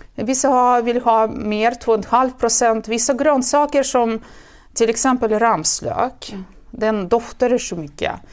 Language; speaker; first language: Swedish; non-native, fluent; Russian